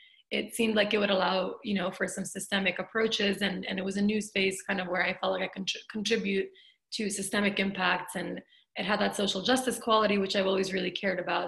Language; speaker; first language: English; native; English